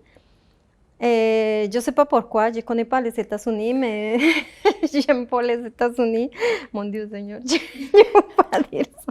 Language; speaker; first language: French; non-native, fluent; Spanish